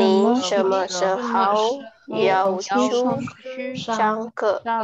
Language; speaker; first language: Chinese; non-native, learner; Indonesian